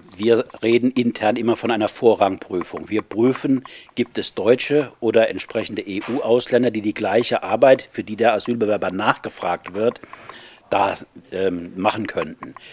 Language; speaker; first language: German; native; German